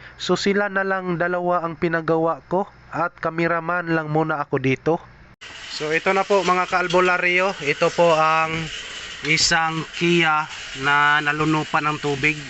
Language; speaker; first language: Filipino; non-native, local second language; Cebuano